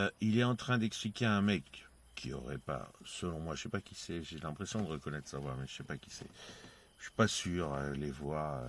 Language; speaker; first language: French; native; French